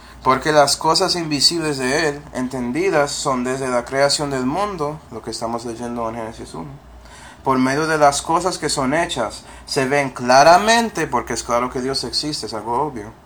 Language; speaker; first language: Spanish; non-native, fluent; English